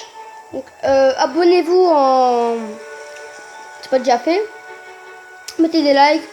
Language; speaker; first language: French; native; French